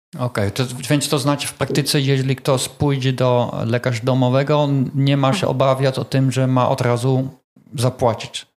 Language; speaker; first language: Polish; non-native, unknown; Dutch